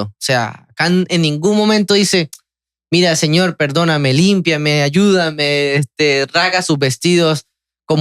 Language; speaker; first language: Spanish; native; Spanish